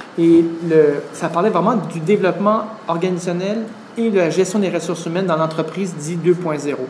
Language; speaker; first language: French; native; French